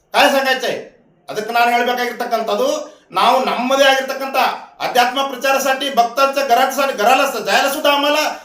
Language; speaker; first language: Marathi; non-native, local second language; Kannada